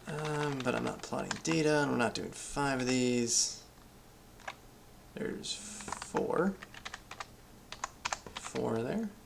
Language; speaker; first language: English; native; English